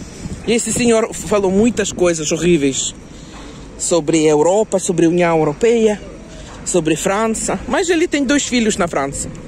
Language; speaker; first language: Portuguese; non-native, fluent; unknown